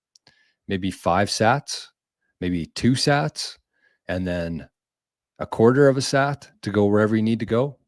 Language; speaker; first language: English; native; English